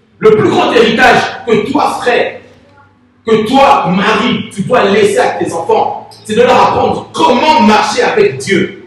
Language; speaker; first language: French; non-native, local second language; Lingala